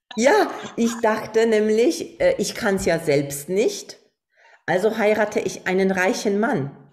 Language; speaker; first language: German; non-native, fluent; Polish